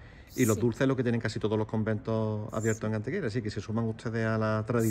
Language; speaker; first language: Spanish; native; Spanish